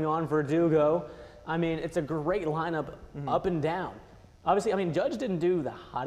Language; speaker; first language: English; native; English